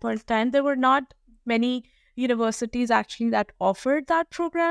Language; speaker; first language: English; non-native, local second language; Hindi